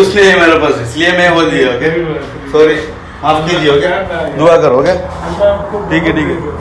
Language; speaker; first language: Hindi; non-native, local second language; Malayalam